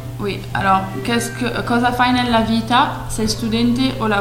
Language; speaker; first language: Italian; early bilingual, heritage; Italian